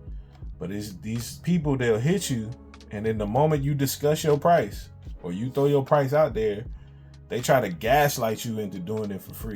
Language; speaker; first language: English; native; English